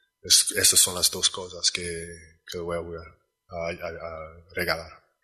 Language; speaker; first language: Spanish; non-native, learner; English